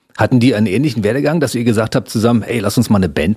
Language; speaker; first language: German; native; German